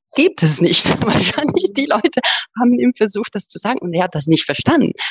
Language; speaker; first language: German; non-native, fluent; Italian